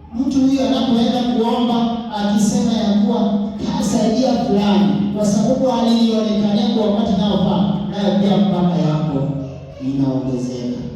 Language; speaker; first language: Swahili; non-native, local second language; Luo (Kenya and Tanzania)